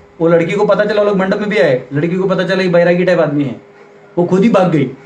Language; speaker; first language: Hindi; non-native, local second language; Marathi